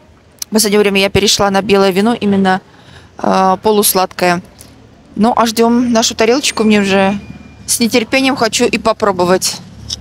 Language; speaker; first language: Russian; native; Russian